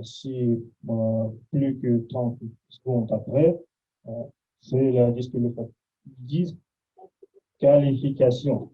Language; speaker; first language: French; non-native, fluent; Russian